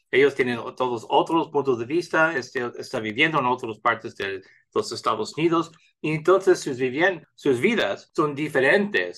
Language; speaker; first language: Spanish; early bilingual, heritage; English